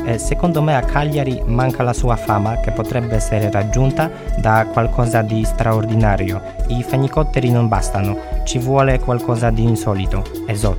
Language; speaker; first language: Italian; non-native, fluent; Polish